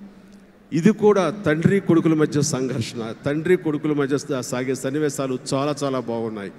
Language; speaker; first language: Telugu; native; Telugu